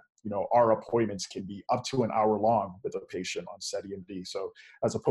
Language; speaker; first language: English; native; English